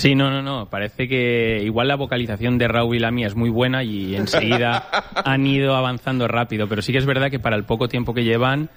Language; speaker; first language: Spanish; native; Spanish